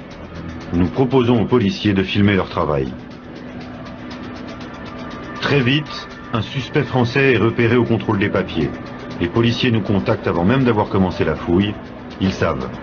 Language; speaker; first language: French; native; French